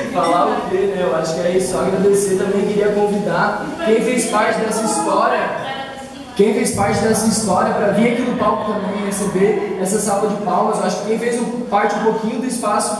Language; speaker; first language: Portuguese; native; Portuguese